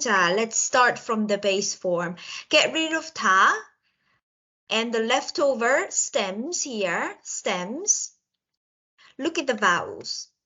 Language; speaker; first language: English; non-native, local second language; Korean